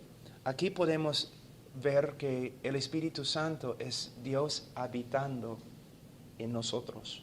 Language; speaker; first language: Spanish; non-native, fluent; English